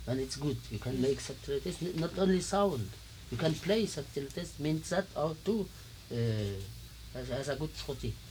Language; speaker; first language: English; non-native, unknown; French